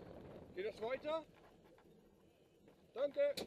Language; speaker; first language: German; non-native, learner; Dutch